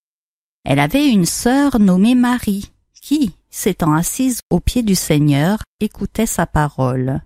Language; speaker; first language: French; native; French